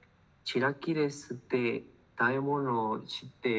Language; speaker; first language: Japanese; non-native, learner; Spanish